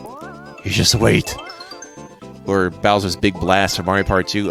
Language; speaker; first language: English; native; English